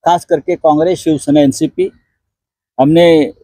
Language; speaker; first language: Hindi; non-native, local second language; Marathi